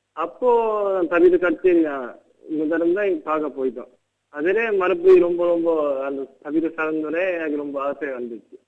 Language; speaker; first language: Tamil; non-native, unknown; Japanese